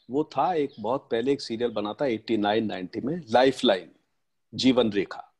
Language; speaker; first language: Hindi; native; Hindi